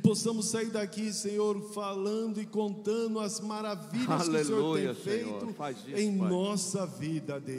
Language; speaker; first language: Portuguese; native; Portuguese